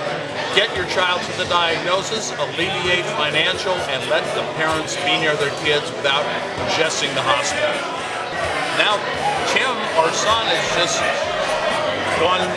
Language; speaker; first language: English; native; English